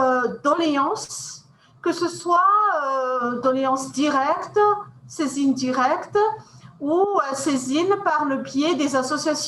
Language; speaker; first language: French; non-native, local second language; Malagasy